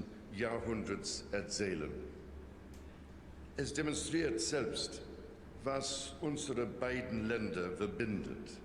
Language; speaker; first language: German; non-native, fluent; English